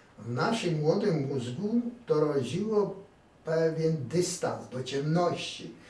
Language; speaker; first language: Polish; native; Polish